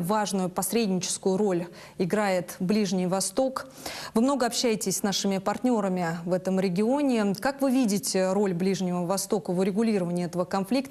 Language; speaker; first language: Russian; native; Russian